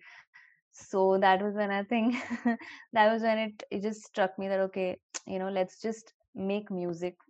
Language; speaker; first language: English; non-native, local second language; Hindi